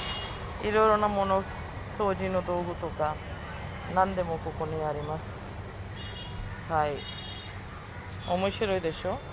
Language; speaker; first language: Japanese; non-native, fluent; Hindi